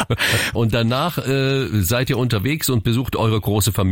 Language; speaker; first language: German; native; German